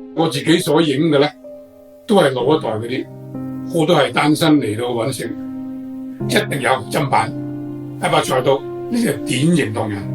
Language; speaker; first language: Cantonese; native; Cantonese